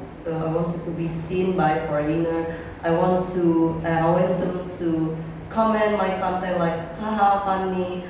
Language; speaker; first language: English; non-native, learner; Indonesian